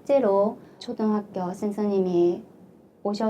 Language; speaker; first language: Korean; non-native, fluent; Chinese